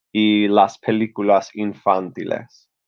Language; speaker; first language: Spanish; non-native, fluent; English